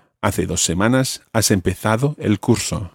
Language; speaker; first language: Spanish; non-native, fluent; English